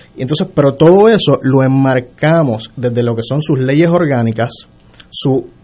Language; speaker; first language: Spanish; native; Spanish